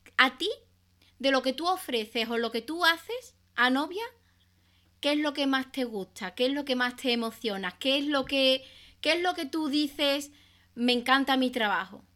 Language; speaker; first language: Spanish; native; Spanish